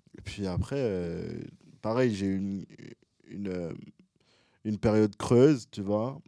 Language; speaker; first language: French; early bilingual, other home language; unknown